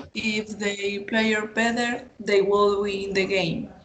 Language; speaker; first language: English; non-native, learner; Spanish